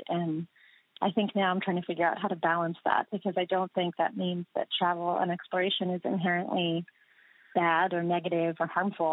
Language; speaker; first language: English; native; English